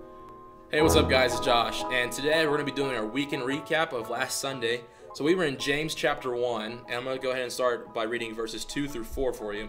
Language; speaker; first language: English; native; English